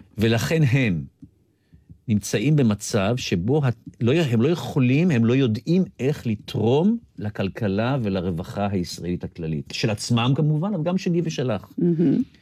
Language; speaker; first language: Hebrew; native; Hebrew